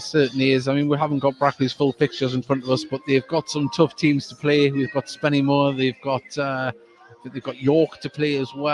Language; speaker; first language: English; native; English